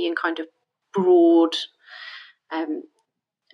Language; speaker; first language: English; native; English